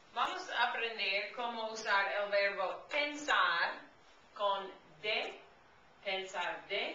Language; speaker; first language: Spanish; non-native, fluent; English